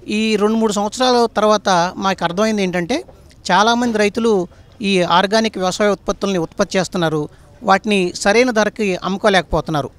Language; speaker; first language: Telugu; native; Telugu